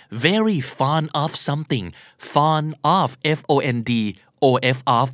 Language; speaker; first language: English; non-native, fluent; Thai